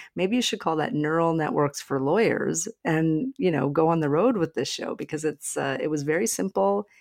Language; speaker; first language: English; native; English